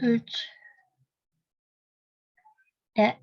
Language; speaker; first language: Turkish; non-native, learner; Indonesian